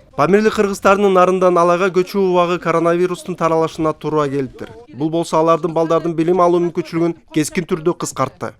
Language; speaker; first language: Kyrgyz; native; Kyrgyz